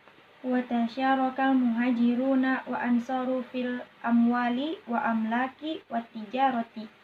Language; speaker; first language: Arabic; non-native, fluent; Indonesian